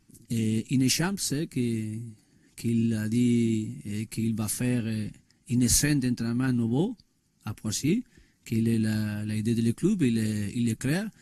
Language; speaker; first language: French; non-native, learner; Spanish